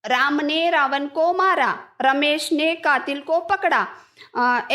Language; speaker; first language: Hindi; non-native, local second language; Kannada